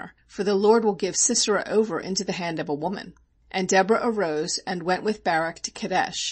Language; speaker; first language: English; native; English